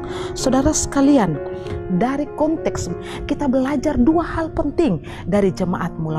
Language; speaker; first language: Indonesian; native; Indonesian